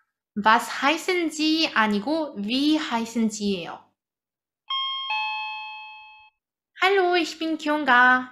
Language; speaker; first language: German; non-native, fluent; Korean